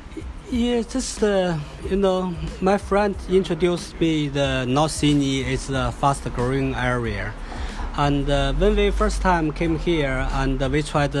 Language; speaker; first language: English; non-native, fluent; Chinese